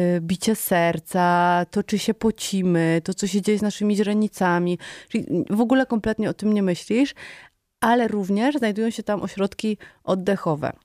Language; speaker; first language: Polish; native; Polish